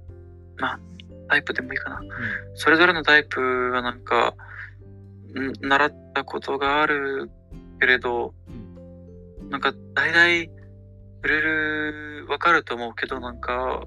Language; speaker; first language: Japanese; non-native, fluent; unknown